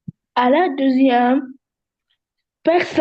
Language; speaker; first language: French; non-native, learner; Arabic